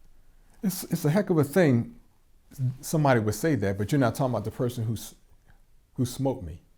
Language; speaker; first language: English; native; English